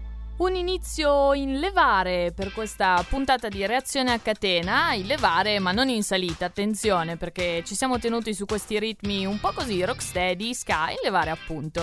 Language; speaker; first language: Italian; native; Italian